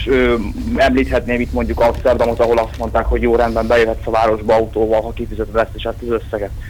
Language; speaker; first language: Hungarian; native; Hungarian